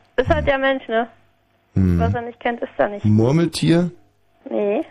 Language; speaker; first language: German; non-native, fluent; Polish